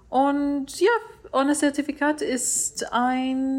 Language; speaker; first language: German; non-native, learner; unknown